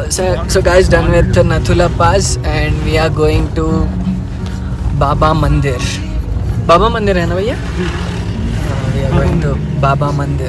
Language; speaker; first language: English; non-native, local second language; Telugu